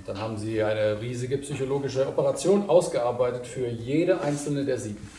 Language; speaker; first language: German; native; German